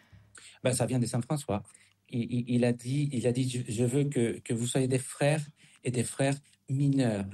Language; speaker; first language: French; non-native, fluent; Spanish